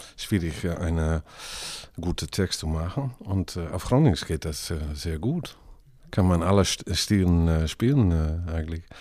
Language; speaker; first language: German; non-native, learner; Dutch